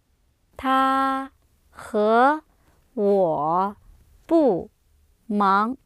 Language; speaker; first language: Chinese; non-native, learner; English